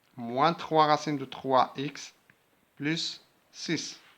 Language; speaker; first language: French; non-native, local second language; Arabic